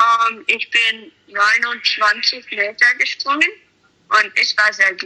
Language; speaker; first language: German; non-native, learner; English